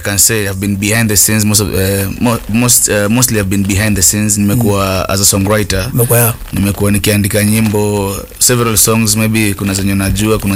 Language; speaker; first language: English; non-native, local second language; Swahili